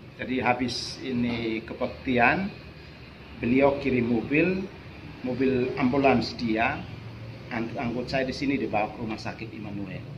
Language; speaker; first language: Indonesian; non-native, local second language; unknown